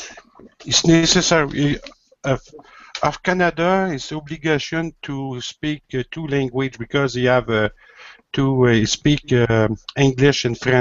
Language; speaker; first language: English; non-native, learner; French